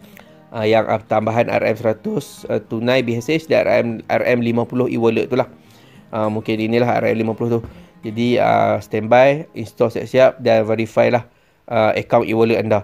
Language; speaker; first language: Malay; native; Malay